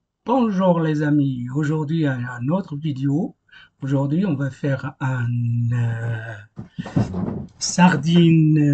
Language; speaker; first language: French; non-native, fluent; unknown